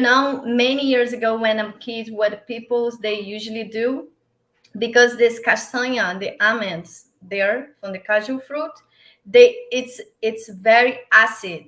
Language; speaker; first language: English; non-native, learner; Portuguese